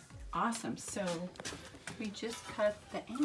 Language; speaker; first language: English; native; English